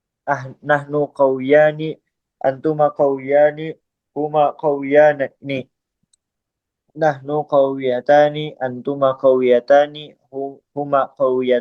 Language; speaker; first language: Arabic; non-native, learner; Indonesian